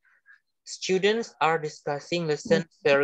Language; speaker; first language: English; non-native, fluent; Indonesian